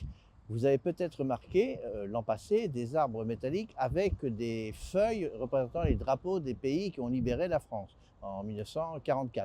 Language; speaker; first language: French; native; French